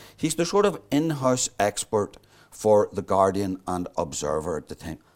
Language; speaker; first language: English; native; English